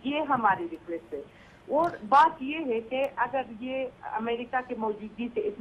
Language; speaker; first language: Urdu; non-native, fluent; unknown